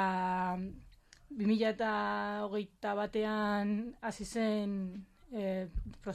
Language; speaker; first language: Basque; non-native, local second language; Spanish